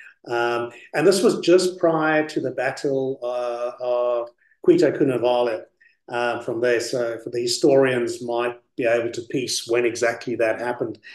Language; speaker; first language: English; early bilingual, other home language; Afrikaans